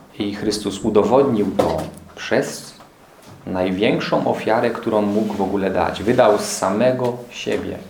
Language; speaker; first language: Polish; non-native, fluent; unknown